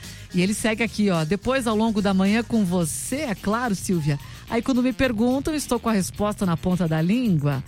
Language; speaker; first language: Portuguese; native; Portuguese